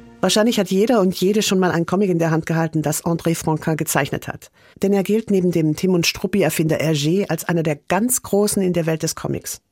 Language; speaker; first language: German; native; German